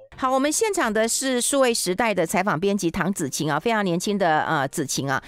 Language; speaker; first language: Chinese; native; Chinese